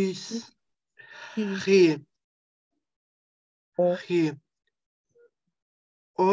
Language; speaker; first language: English; non-native, learner; Ukrainian